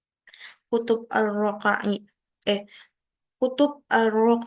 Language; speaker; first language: Arabic; non-native, learner; Indonesian